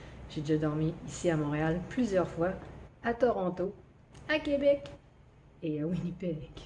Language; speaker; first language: French; native; French